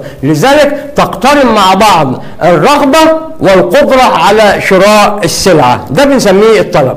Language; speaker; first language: Arabic; native; Arabic